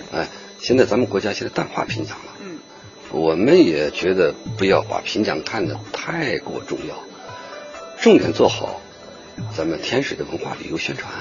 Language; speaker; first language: Chinese; native; Chinese